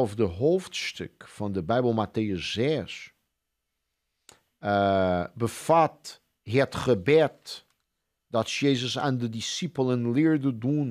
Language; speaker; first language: Dutch; non-native, fluent; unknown